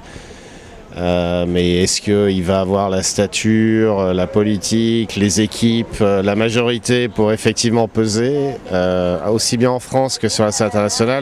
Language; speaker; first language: French; native; French